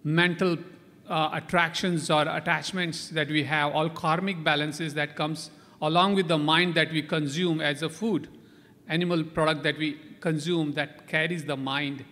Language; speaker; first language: English; non-native, local second language; Konkani